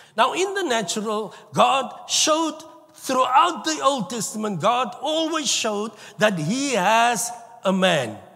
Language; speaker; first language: English; non-native, local second language; Afrikaans